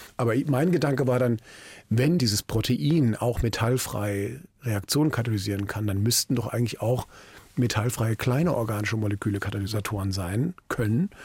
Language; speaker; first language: German; native; German